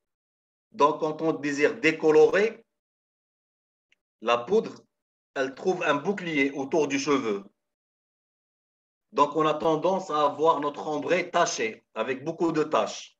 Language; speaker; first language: French; non-native, local second language; Arabic